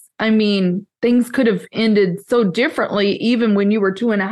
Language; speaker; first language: English; native; English